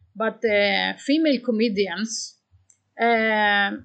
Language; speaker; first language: English; non-native, fluent; Greek